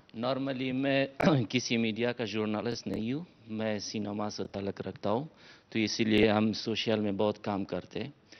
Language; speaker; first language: Hindi; non-native, fluent; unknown